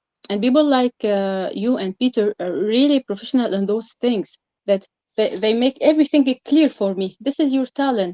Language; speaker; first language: English; non-native, learner; Arabic